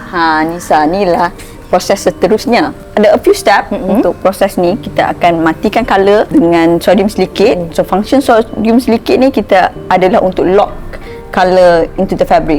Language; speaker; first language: Malay; native; Malay